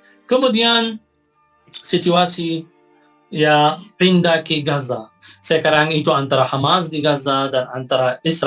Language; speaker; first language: Indonesian; non-native, fluent; Arabic